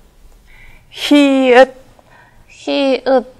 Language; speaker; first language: Korean; native; Korean